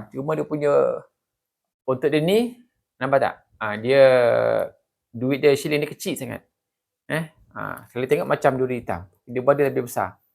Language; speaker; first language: Malay; native; Malay